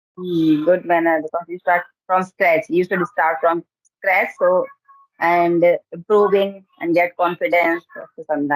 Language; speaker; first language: English; non-native, learner; Hindi